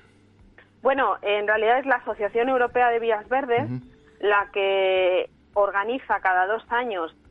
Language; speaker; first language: Spanish; native; Spanish